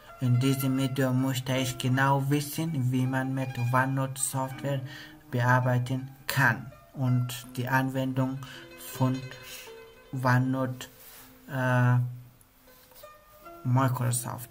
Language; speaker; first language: German; non-native, learner; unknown